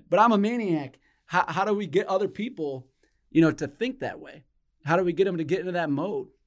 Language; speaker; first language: English; native; English